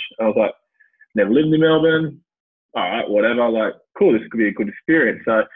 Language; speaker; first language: English; native; English